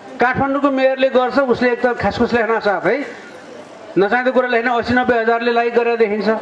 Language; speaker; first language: Nepali; native; Nepali